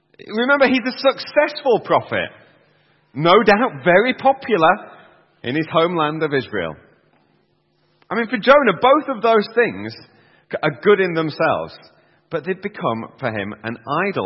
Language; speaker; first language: English; native; English